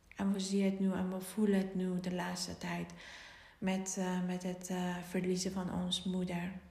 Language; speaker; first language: Dutch; non-native, fluent; Persian